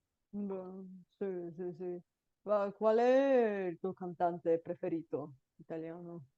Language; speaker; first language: Italian; non-native, learner; Bulgarian